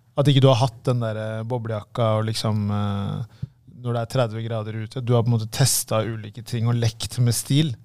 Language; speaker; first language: Norwegian; native; Norwegian